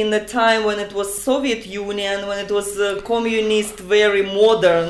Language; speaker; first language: English; non-native, learner; Russian